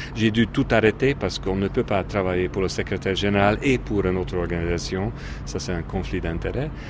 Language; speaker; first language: French; non-native, fluent; Hungarian